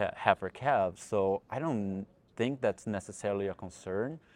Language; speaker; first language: English; non-native, fluent; Portuguese